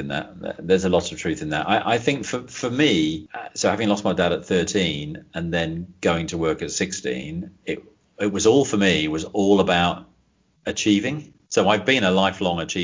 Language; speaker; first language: English; native; English